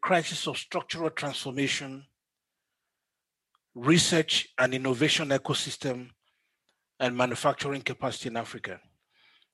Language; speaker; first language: English; non-native, local second language; Yoruba